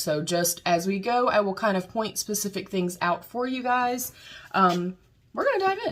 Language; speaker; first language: English; native; English